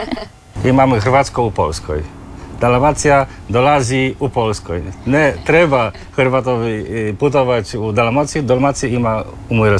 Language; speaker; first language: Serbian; non-native, learner; Polish